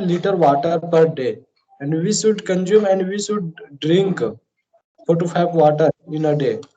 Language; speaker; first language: English; non-native, learner; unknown